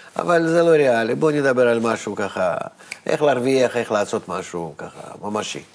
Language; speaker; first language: Hebrew; non-native, fluent; Russian